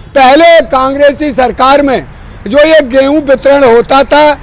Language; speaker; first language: Hindi; native; Hindi